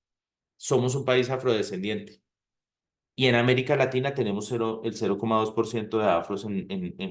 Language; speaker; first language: Spanish; native; Spanish